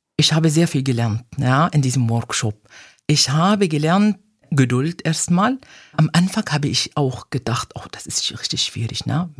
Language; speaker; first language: German; non-native, fluent; Arabic